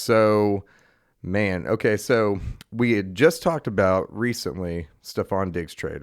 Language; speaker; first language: English; native; English